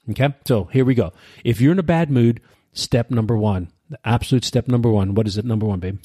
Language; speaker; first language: English; early bilingual, other home language; Urdu